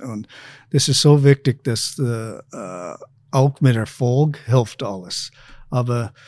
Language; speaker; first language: German; non-native, fluent; English